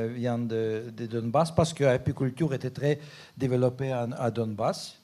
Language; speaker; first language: French; non-native, fluent; Ukrainian